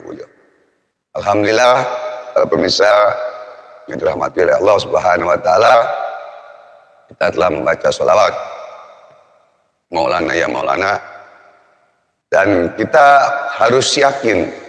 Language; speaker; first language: Indonesian; native; Indonesian